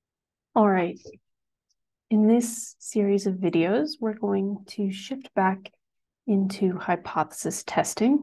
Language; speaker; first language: English; native; English